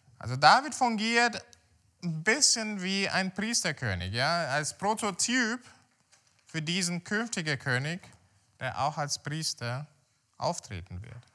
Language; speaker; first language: German; non-native, fluent; Portuguese